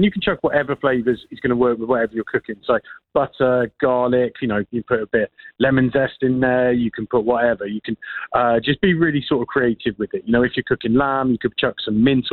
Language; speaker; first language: English; native; English